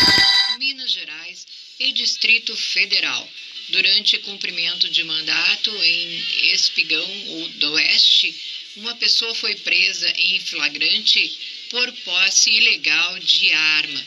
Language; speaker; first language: Portuguese; native; Portuguese